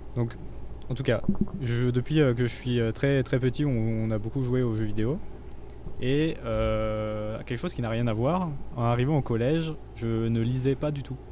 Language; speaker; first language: French; native; French